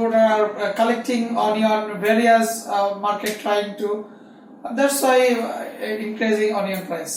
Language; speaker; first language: English; non-native, learner; Bangla